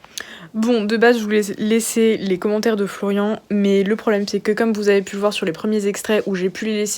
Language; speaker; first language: French; native; French